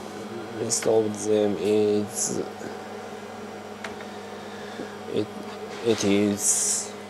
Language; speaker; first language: English; non-native, learner; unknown